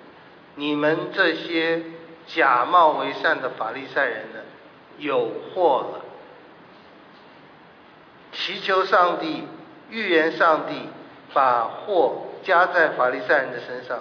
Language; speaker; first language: Chinese; native; Chinese